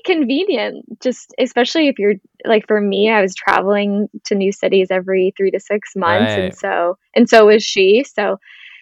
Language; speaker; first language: English; native; English